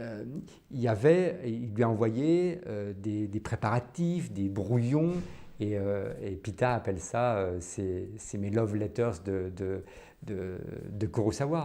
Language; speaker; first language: French; native; French